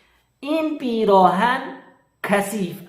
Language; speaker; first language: Persian; non-native, fluent; Urdu